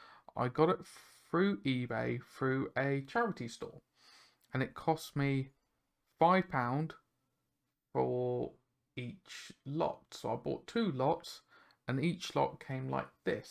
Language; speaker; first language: English; native; English